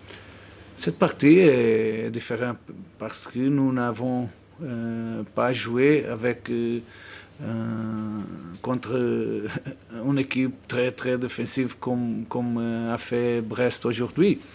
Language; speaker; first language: French; non-native, learner; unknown